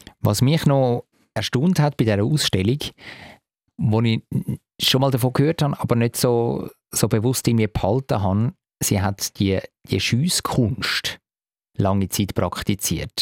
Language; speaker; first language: German; native; German